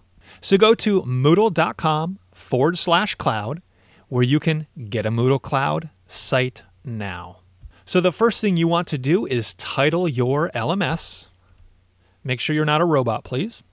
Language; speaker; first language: English; native; English